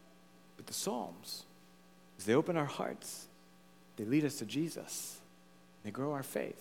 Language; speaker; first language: English; native; English